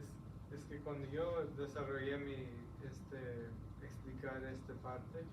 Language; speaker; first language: Spanish; early bilingual, heritage; Spanish